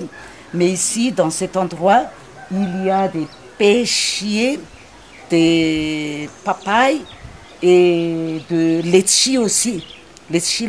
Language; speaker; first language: French; non-native, local second language; Malagasy